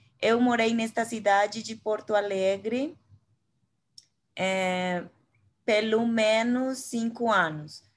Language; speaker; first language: Portuguese; non-native, learner; Spanish